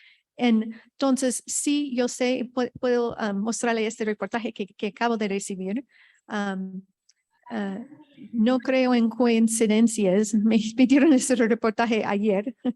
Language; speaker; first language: Spanish; non-native, fluent; English